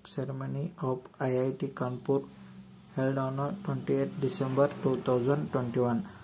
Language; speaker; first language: English; non-native, local second language; Kannada